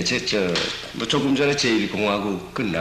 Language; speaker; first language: Korean; native; Korean